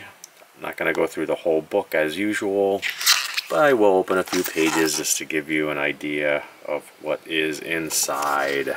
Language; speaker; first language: English; native; English